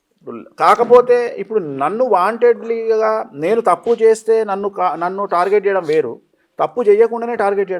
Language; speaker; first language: Telugu; native; Telugu